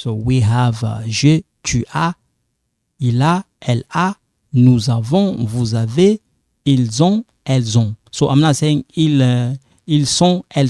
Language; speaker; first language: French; non-native, local second language; Lingala